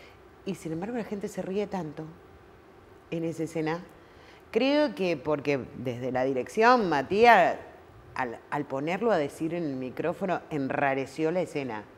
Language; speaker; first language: Spanish; native; Spanish